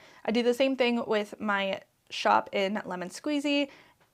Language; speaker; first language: English; native; English